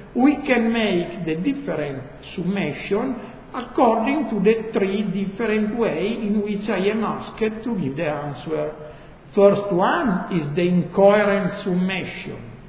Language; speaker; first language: English; non-native, fluent; Italian